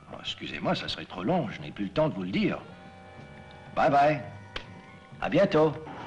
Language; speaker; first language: French; non-native, fluent; English